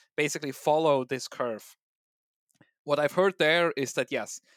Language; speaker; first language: English; non-native, fluent; German